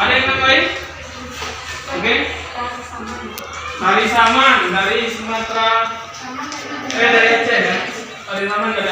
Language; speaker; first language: Indonesian; native; Indonesian